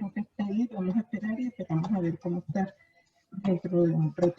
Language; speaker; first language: Spanish; native; Spanish